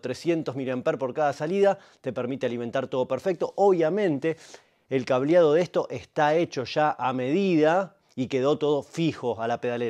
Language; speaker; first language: Spanish; native; Spanish